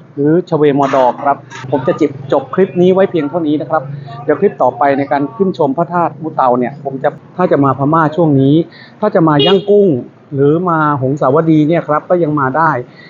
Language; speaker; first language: Thai; native; Thai